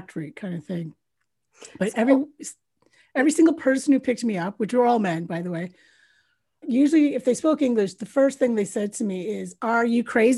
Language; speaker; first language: English; native; English